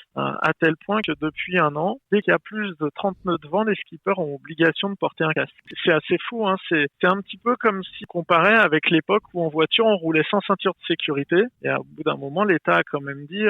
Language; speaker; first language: French; native; French